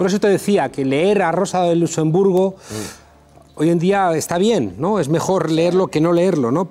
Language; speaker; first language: Spanish; native; Spanish